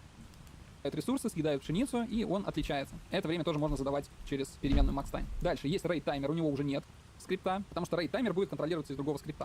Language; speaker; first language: Russian; native; Russian